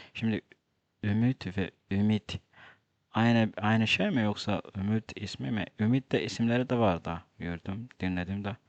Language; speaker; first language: Turkish; non-native, fluent; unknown